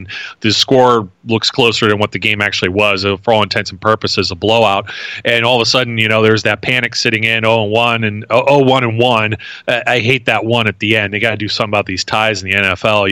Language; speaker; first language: English; native; English